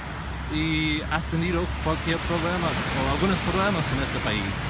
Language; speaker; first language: Spanish; non-native, fluent; English